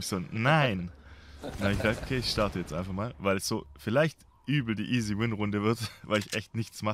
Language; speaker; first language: German; native; German